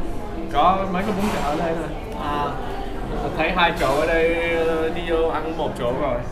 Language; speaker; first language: Vietnamese; early bilingual, heritage; English